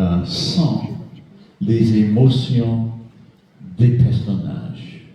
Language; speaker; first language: French; non-native, fluent; English